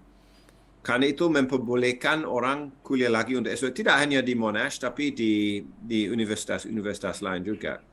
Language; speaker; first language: Indonesian; non-native, fluent; English